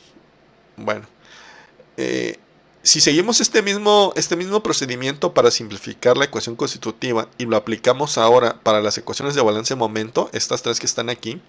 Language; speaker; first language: Spanish; native; Spanish